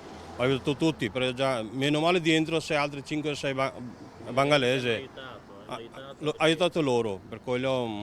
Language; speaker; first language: Italian; non-native, learner; Bangla